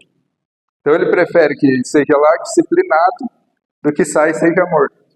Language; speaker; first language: Portuguese; native; Portuguese